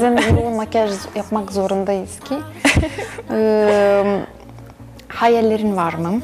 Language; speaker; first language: Turkish; non-native, fluent; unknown